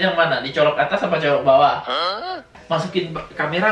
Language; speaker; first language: Indonesian; native; Indonesian